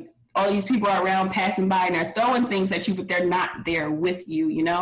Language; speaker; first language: English; native; English